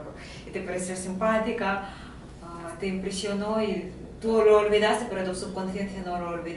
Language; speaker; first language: Spanish; non-native, fluent; Russian